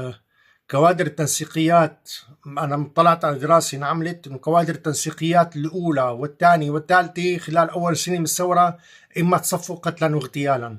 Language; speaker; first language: Arabic; native; Arabic